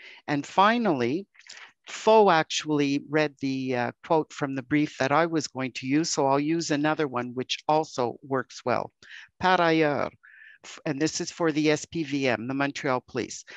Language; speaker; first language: English; native; English